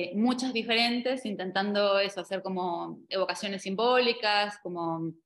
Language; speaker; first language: Spanish; native; Spanish